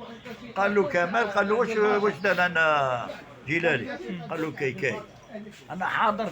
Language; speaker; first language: Arabic; native; Arabic